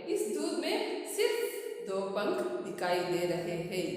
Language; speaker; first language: Hindi; non-native, local second language; Kannada